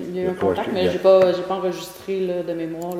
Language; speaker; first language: French; native; French